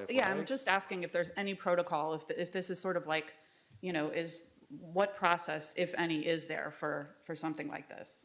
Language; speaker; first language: English; native; English